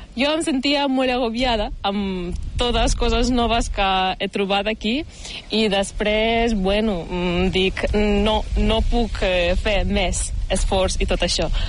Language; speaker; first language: Catalan; non-native, learner; Ukrainian